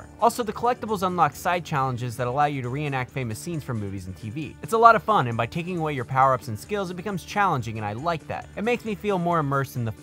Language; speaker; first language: English; native; English